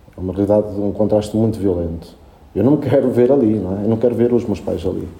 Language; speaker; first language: Portuguese; early bilingual, other home language; Spanish